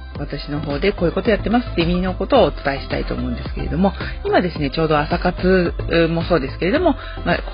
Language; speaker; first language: Japanese; native; Japanese